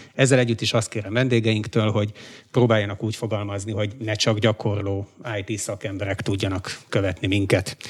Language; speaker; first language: Hungarian; native; Hungarian